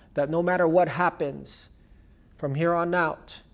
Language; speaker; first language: English; early bilingual, other home language; Filipino